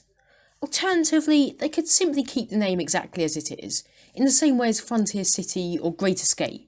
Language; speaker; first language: English; native; English